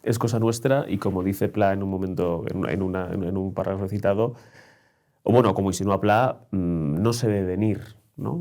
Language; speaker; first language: Spanish; native; Spanish